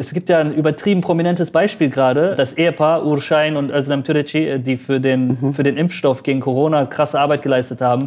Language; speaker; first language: German; early bilingual, other home language; Persian